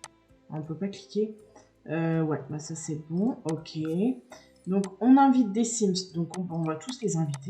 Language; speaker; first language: French; native; French